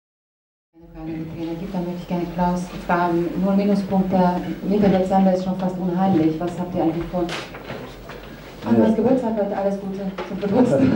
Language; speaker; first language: German; native; German